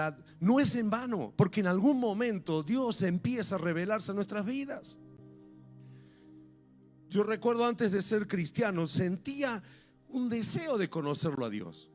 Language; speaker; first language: Spanish; native; Spanish